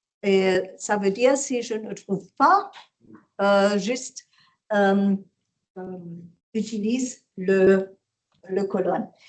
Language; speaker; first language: French; non-native, learner; German